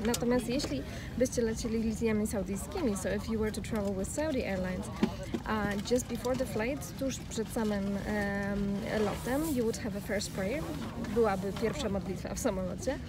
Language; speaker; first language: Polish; native; Polish